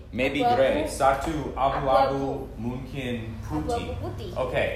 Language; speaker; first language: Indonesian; non-native, learner; English